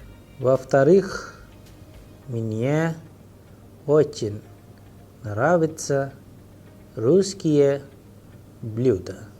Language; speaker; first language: Russian; non-native, fluent; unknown